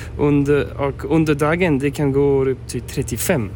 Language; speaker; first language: Swedish; non-native, learner; French